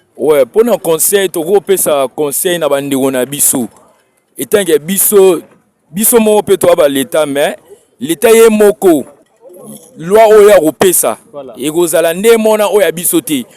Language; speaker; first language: Lingala; native; Lingala